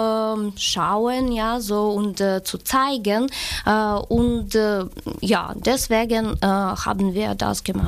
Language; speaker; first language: German; non-native, fluent; Ukrainian